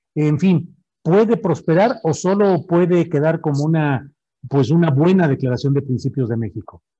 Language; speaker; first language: Spanish; native; Spanish